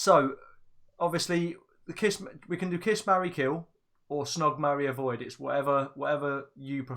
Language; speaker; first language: English; native; English